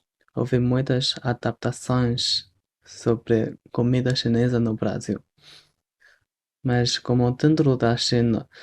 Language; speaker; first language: Portuguese; non-native, fluent; Chinese